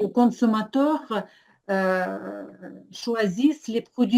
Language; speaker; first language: French; non-native, learner; Ukrainian